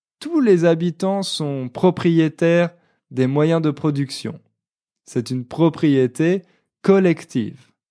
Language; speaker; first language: French; native; French